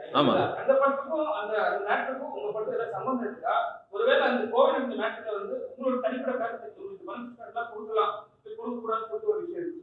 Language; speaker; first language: Tamil; native; Tamil